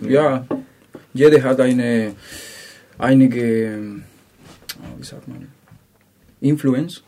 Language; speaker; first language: German; non-native, learner; Spanish